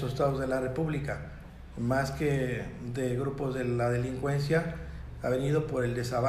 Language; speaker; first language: Spanish; native; Spanish